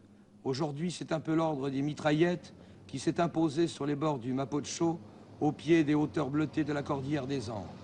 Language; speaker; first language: French; native; French